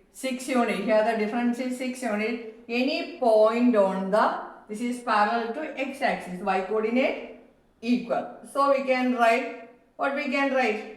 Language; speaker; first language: English; non-native, local second language; Malayalam